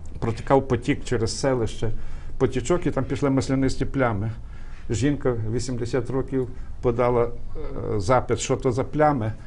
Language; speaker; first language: Ukrainian; native; Ukrainian